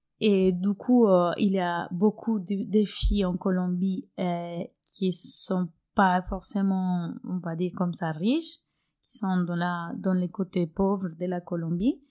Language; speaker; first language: French; non-native, fluent; Spanish